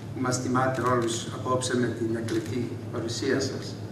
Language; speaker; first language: Greek; early bilingual, heritage; Greek